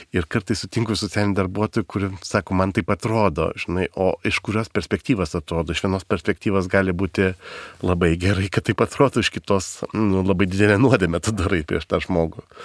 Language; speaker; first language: Lithuanian; native; Lithuanian